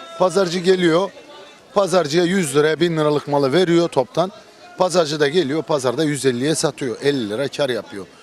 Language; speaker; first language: Turkish; native; Turkish